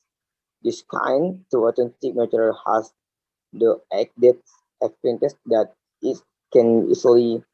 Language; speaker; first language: English; non-native, learner; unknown